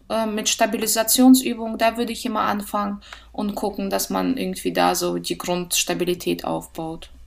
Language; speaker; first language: German; early bilingual, other home language; Russian